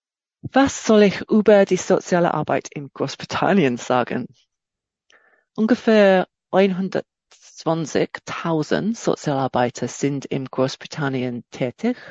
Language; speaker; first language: German; non-native, fluent; English